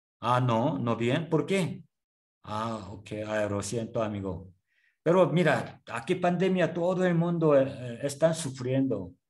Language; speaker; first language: Spanish; non-native, learner; Korean